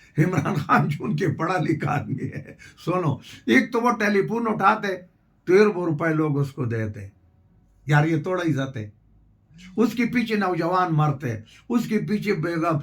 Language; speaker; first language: Urdu; non-native, local second language; Pashto